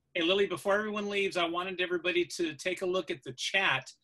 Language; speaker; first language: English; native; English